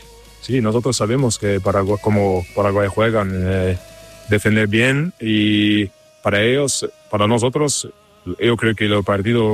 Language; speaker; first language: Spanish; non-native, learner; German